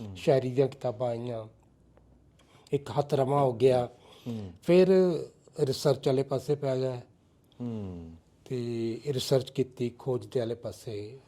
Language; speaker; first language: Punjabi; native; Punjabi